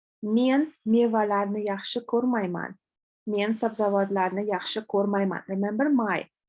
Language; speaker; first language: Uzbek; native; Uzbek